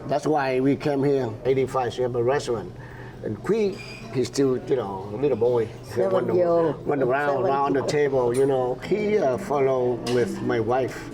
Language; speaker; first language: English; non-native, learner; Vietnamese